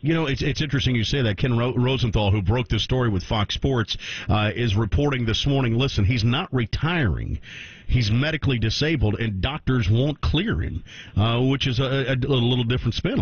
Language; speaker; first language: English; native; English